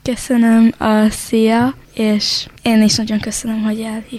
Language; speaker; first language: Hungarian; early bilingual, heritage; Hungarian